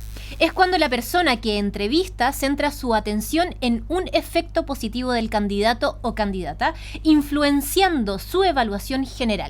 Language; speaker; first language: Spanish; native; Spanish